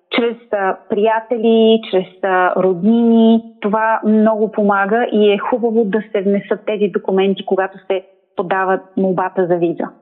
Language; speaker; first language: Bulgarian; native; Bulgarian